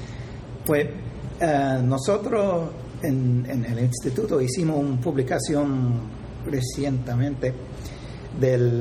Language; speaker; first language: Spanish; non-native, fluent; English